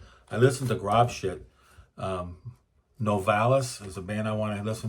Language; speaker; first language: English; native; English